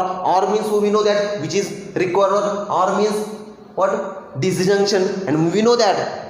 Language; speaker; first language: English; non-native, local second language; Marathi